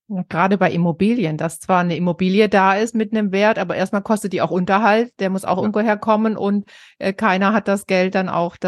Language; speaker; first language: German; native; German